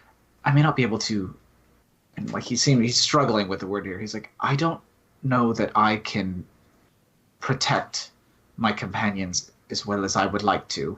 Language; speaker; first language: English; native; English